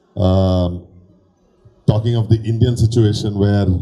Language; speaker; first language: English; non-native, local second language; Tamil